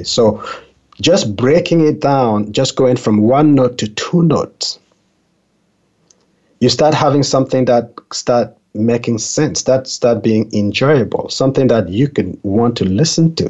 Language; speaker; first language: English; non-native, local second language; French